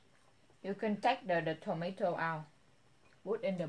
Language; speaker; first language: English; non-native, learner; Vietnamese